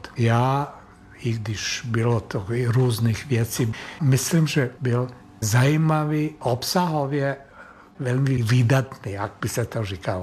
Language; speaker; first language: Czech; non-native, fluent; Serbian